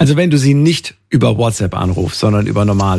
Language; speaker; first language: German; native; German